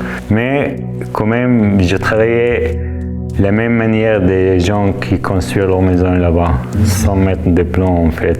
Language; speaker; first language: French; non-native, fluent; Arabic